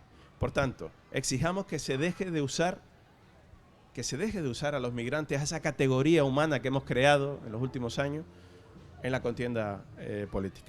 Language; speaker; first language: Spanish; native; Spanish